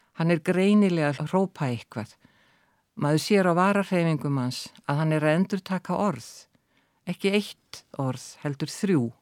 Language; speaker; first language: Icelandic; native; Icelandic